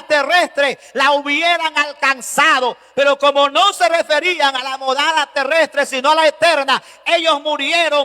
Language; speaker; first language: Spanish; native; Spanish